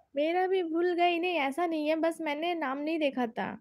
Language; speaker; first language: Hindi; non-native, local second language; Bangla